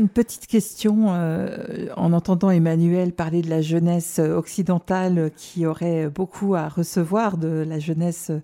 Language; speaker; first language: French; native; French